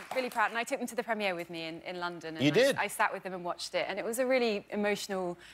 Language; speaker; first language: English; native; English